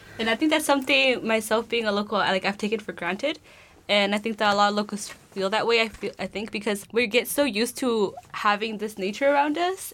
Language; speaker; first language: English; early bilingual, other home language; Spanish